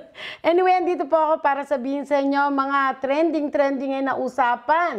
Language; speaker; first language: Filipino; native; Filipino